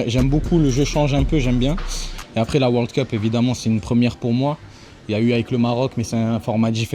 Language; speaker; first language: French; native; French